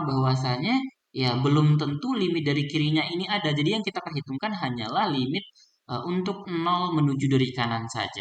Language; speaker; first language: Indonesian; native; Indonesian